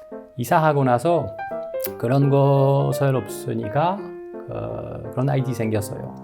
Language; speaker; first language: Korean; non-native, learner; French